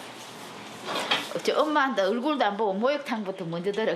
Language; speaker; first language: Korean; native; Korean